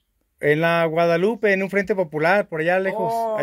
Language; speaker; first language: Spanish; native; Spanish